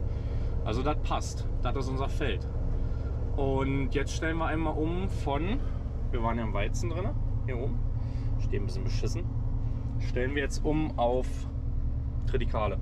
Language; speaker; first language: German; native; German